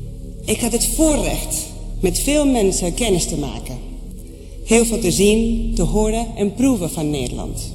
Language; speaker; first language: Dutch; non-native, fluent; Spanish